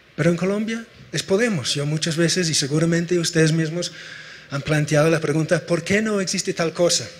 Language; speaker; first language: Spanish; non-native, fluent; English